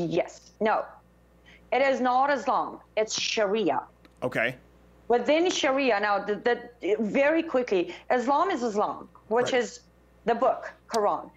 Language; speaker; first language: English; non-native, fluent; Persian